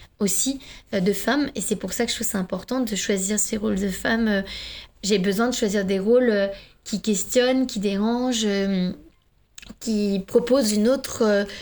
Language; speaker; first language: French; early bilingual, other home language; Finnish